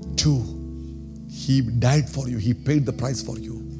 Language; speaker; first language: English; non-native, local second language; Malayalam